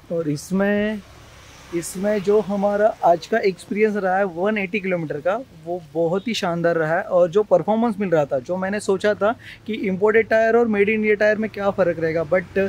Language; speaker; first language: Hindi; non-native, local second language; Marathi